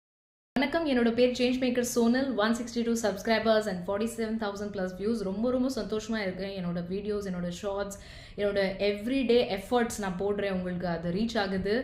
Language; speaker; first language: Tamil; non-native, local second language; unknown